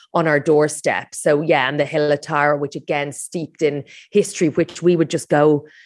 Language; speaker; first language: English; native; English